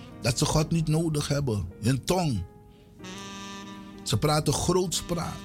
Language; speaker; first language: Dutch; non-native, local second language; Sranan Tongo